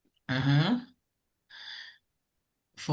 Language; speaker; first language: English; non-native, fluent; Indonesian